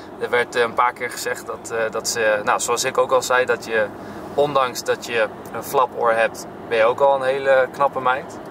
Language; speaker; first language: Dutch; native; Dutch